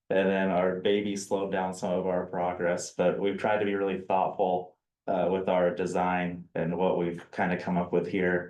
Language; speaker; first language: English; native; English